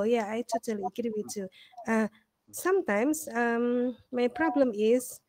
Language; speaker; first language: English; non-native, learner; Indonesian